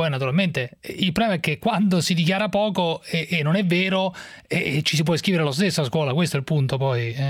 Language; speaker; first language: Italian; native; Italian